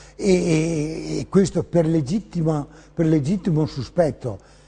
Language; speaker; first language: Italian; native; Italian